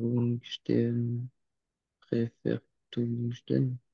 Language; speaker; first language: German; non-native, learner; French